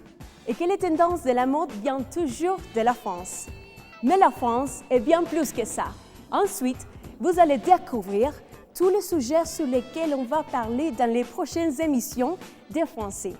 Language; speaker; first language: French; non-native, fluent; Spanish